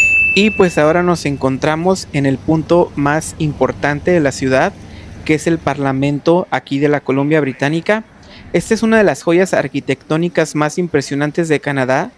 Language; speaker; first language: Spanish; native; Spanish